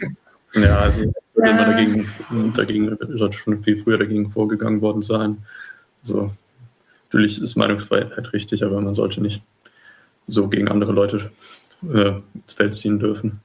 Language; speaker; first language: German; native; German